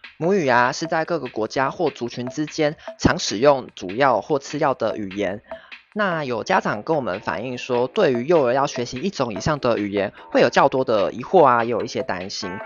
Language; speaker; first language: Chinese; native; Chinese